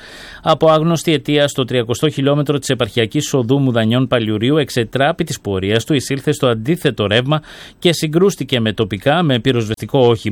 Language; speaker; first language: Greek; native; Greek